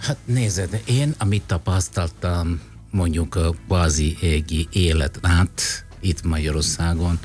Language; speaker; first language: Hungarian; non-native, fluent; Italian